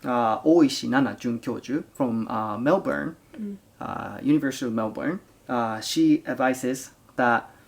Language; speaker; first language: English; non-native, fluent; Japanese